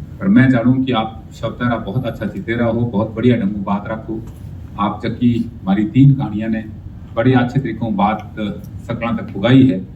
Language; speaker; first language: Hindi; non-native, local second language; Punjabi